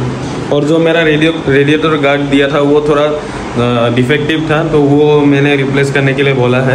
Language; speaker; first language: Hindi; non-native, local second language; Assamese